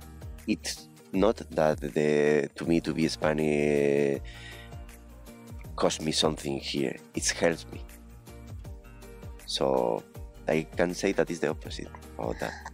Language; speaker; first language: English; non-native, fluent; Spanish